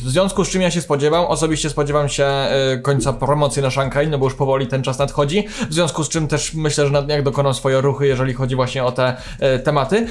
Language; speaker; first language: Polish; native; Polish